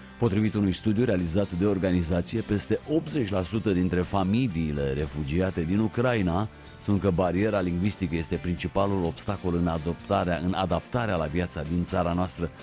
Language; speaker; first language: Romanian; native; Romanian